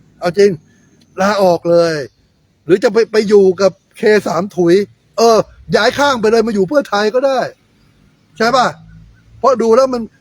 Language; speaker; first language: Thai; native; Thai